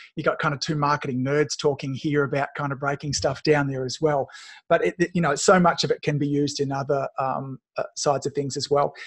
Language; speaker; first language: English; native; English